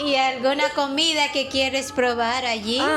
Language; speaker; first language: Spanish; non-native, fluent; Filipino